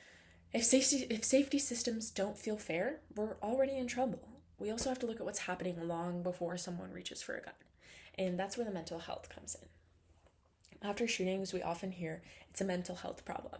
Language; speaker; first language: English; native; English